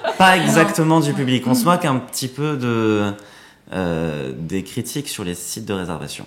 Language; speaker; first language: French; native; French